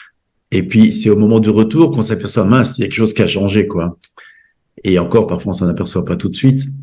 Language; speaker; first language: French; native; French